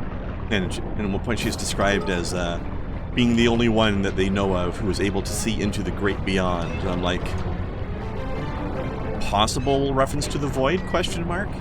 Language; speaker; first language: English; native; English